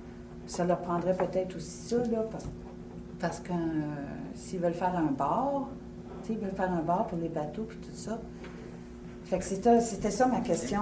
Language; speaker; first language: French; native; French